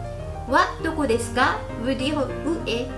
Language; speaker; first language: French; non-native, fluent; Japanese